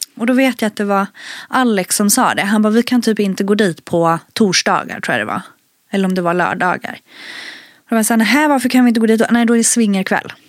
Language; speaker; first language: Swedish; early bilingual, other home language; Spanish